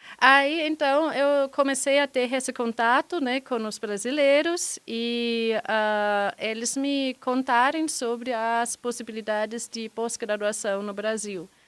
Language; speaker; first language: Portuguese; non-native, fluent; German